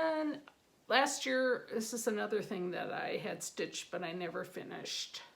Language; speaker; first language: English; native; English